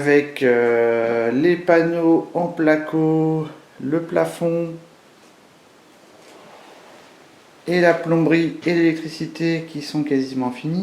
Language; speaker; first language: French; native; French